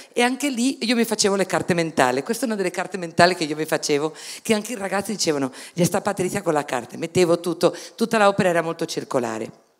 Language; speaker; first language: Italian; non-native, fluent; Spanish